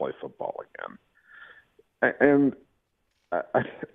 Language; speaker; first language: English; native; English